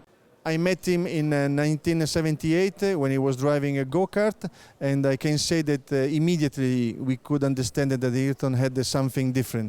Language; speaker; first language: English; non-native, fluent; Italian